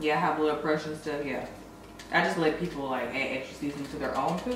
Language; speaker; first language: English; native; English